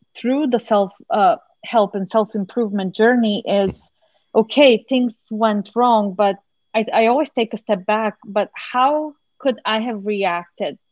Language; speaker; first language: English; non-native, fluent; Macedonian